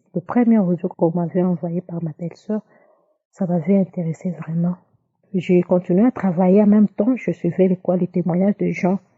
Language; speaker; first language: French; non-native, local second language; Lingala